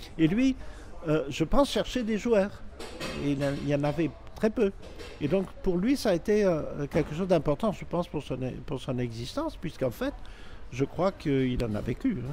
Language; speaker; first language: French; native; French